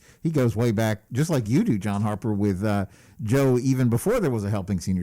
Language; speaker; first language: English; native; English